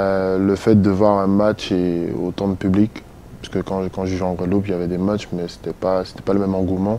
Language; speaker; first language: French; native; French